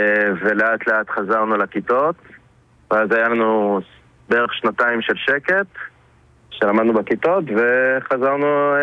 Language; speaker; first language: Hebrew; native; Hebrew